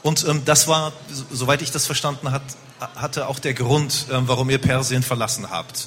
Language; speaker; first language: German; native; German